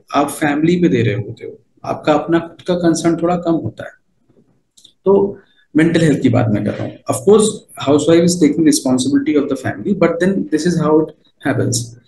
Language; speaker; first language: Hindi; native; Hindi